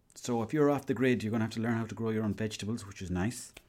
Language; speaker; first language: English; native; English